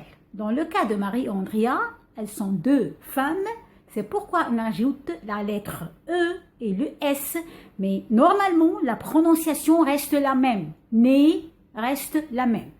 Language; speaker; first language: French; non-native, fluent; Arabic